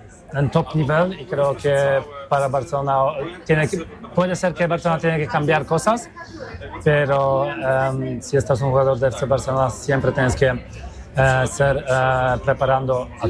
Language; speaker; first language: Spanish; non-native, fluent; Polish